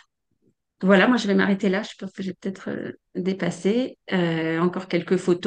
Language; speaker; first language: French; native; French